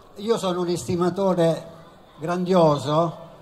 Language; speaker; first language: Italian; native; Italian